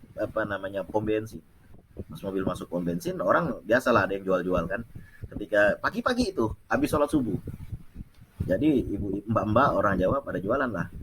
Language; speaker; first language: Indonesian; non-native, local second language; Achinese